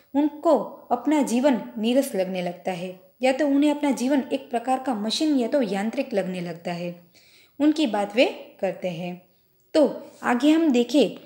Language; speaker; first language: Hindi; non-native, local second language; Gujarati